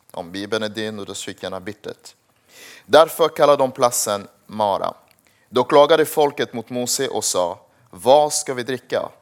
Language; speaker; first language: Swedish; early bilingual, other home language; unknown